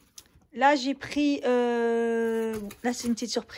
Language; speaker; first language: French; native; French